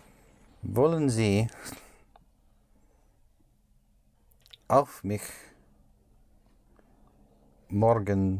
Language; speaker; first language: German; non-native, learner; English